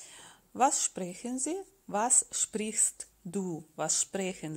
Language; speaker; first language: German; non-native, fluent; Russian